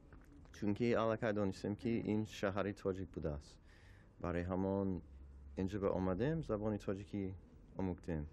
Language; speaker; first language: Persian; non-native, learner; English